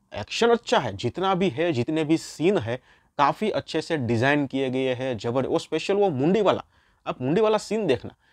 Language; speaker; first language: Hindi; non-native, local second language; Gujarati